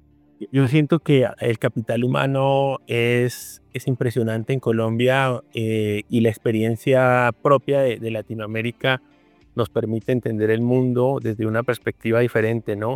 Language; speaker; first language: Spanish; native; Spanish